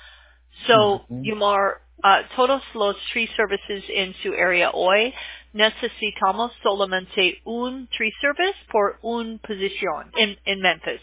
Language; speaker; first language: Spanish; non-native, learner; English